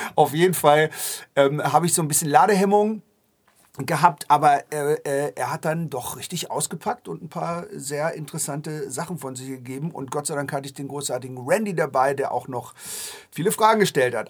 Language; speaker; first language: German; native; German